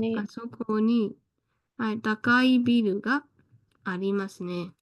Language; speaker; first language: Japanese; non-native, fluent; Burmese